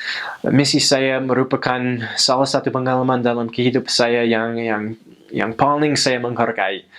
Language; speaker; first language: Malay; non-native, fluent; English